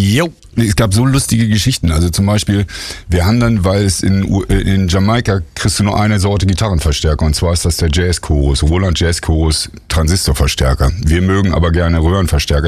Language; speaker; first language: German; native; German